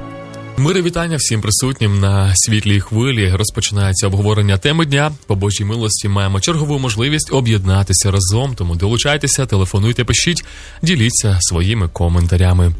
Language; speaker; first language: Ukrainian; native; Ukrainian